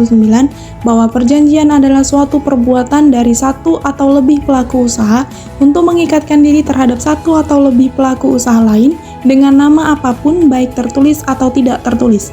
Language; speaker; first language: Indonesian; native; Indonesian